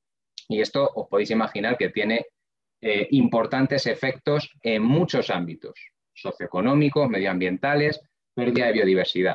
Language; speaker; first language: Spanish; native; Spanish